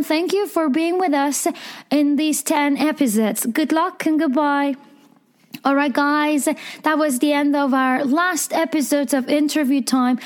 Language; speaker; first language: English; non-native, fluent; Persian